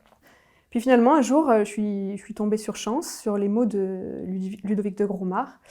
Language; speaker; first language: French; native; French